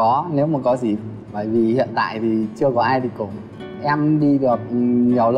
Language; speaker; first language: Vietnamese; native; Vietnamese